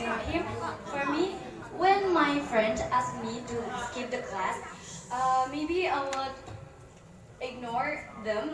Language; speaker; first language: English; non-native, learner; Indonesian